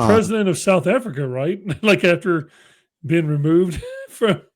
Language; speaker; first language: English; native; English